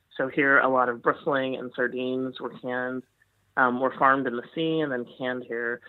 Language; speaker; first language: English; native; English